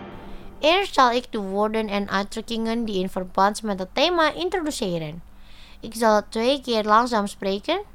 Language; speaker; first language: Dutch; non-native, fluent; Indonesian